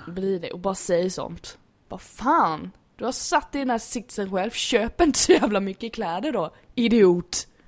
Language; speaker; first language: Swedish; native; Swedish